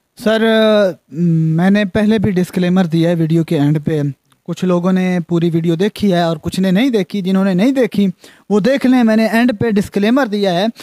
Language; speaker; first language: Urdu; non-native, local second language; Punjabi